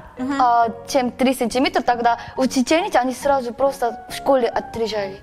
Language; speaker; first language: Russian; non-native, learner; Korean